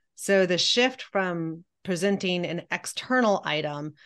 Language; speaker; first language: English; native; English